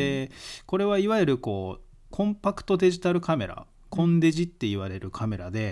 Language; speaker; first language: Japanese; native; Japanese